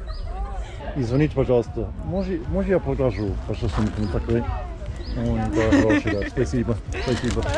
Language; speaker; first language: Russian; non-native, learner; English